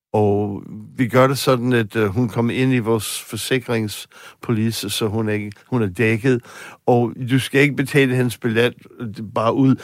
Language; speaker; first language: Danish; non-native, fluent; English